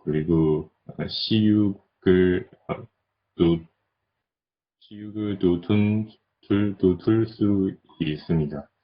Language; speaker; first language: Korean; non-native, learner; Chinese